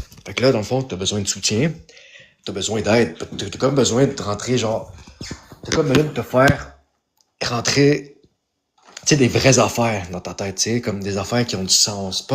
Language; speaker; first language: French; native; French